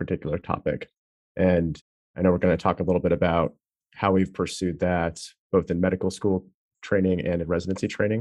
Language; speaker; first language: English; native; English